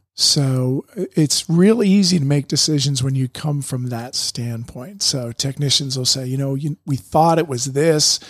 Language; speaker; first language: English; native; English